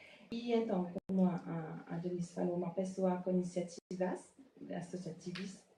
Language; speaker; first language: Portuguese; non-native, fluent; French